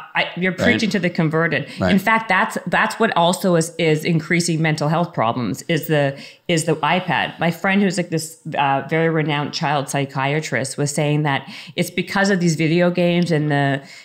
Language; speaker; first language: English; native; English